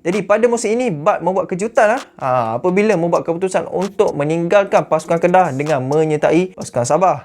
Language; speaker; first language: Malay; native; Malay